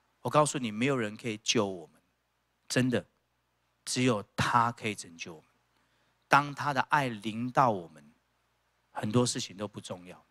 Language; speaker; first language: Chinese; native; Chinese